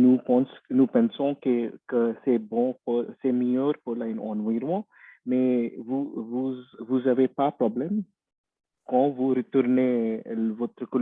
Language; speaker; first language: French; non-native, learner; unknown